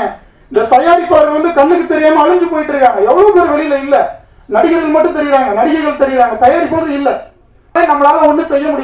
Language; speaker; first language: Tamil; native; Tamil